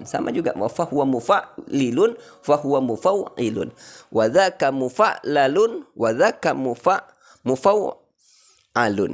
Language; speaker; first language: Arabic; non-native, fluent; Indonesian